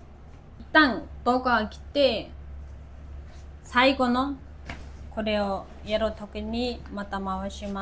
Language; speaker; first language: Japanese; non-native, fluent; Mongolian